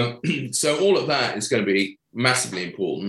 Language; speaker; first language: English; native; English